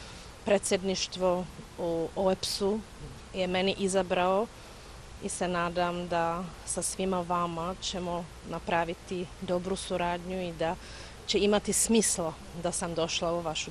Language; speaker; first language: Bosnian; non-native, fluent; Czech